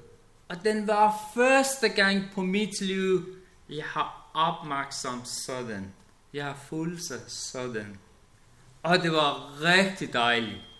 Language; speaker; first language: Danish; non-native, learner; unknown